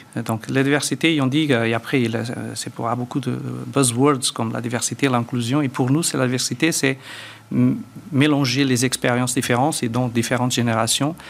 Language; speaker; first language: French; early bilingual, other home language; Portuguese